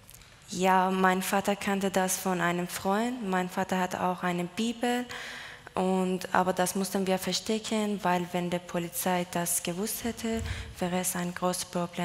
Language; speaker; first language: German; non-native, learner; Persian